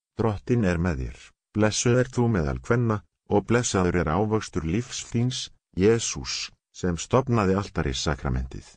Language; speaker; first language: Icelandic; non-native, learner; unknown